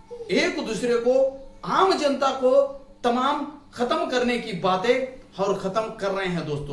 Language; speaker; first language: Hindi; native; Hindi